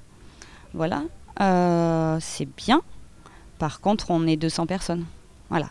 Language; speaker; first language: French; native; French